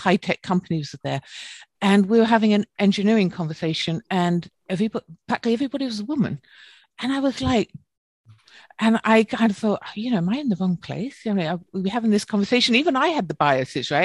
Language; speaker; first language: English; native; English